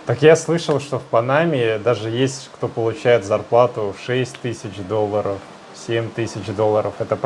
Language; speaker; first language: Russian; native; Russian